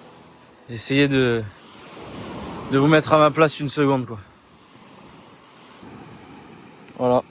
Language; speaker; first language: French; native; French